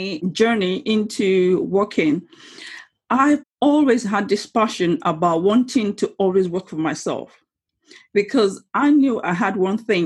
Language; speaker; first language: English; non-native, local second language; Yoruba